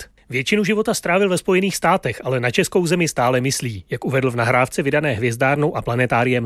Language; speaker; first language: Czech; native; Czech